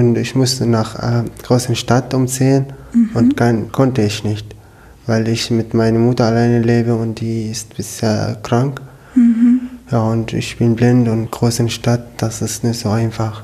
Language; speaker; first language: German; non-native, learner; Arabic